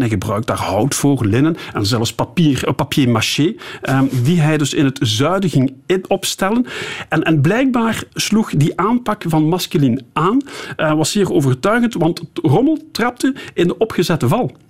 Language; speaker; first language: Dutch; native; Dutch